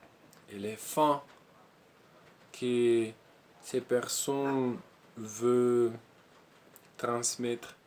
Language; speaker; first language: French; non-native, learner; Spanish